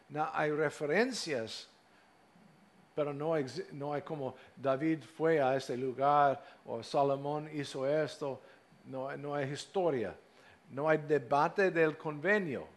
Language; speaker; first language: Spanish; non-native, fluent; English